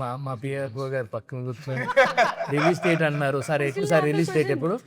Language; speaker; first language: Telugu; native; Telugu